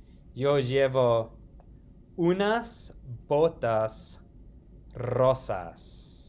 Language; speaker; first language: Spanish; non-native, fluent; English